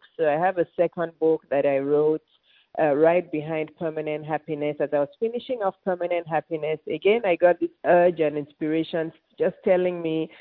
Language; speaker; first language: English; non-native, local second language; Yoruba